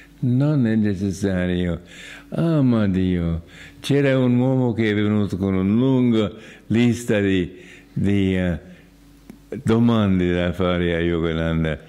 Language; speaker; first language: Italian; non-native, fluent; English